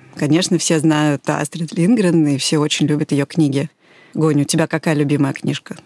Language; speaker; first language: Russian; native; Russian